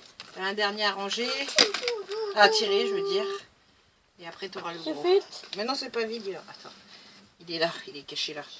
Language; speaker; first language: French; native; French